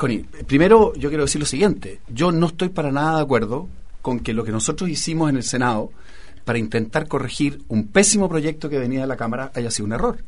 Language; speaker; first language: Spanish; native; Spanish